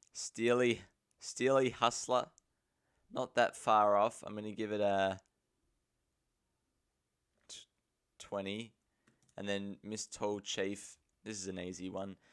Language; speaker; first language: English; native; English